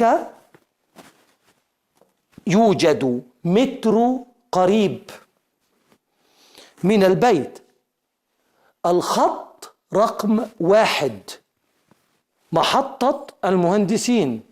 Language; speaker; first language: Arabic; non-native, fluent; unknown